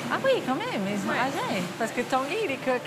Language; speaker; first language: French; non-native, fluent; English